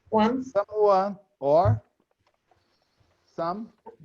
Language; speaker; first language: English; non-native, fluent; Portuguese